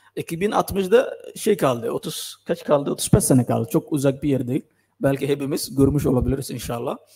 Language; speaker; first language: Turkish; non-native, fluent; Somali